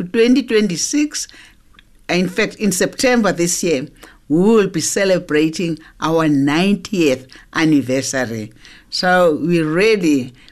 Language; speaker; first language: English; non-native, local second language; Zulu